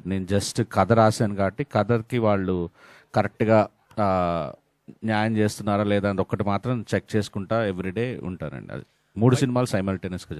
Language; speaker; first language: Telugu; native; Telugu